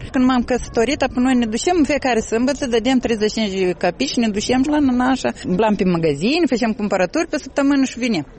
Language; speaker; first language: Romanian; native; Romanian